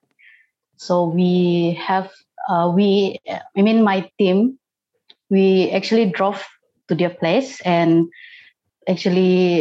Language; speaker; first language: English; non-native, local second language; Malay